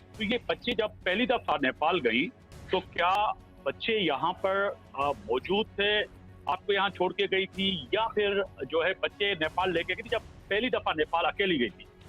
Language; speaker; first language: Urdu; native; Urdu